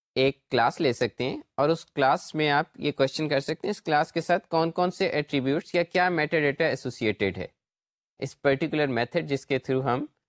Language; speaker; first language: Urdu; native; Urdu